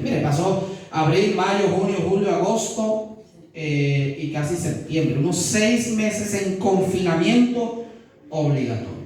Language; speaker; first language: Spanish; native; Spanish